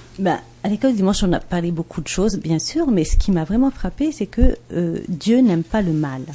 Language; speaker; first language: French; non-native, local second language; Malagasy